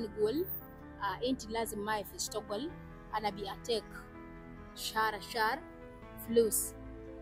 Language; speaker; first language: Arabic; non-native, learner; Ganda